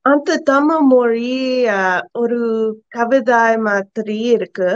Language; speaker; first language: Tamil; non-native, learner; English